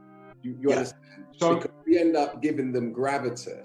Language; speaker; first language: English; native; English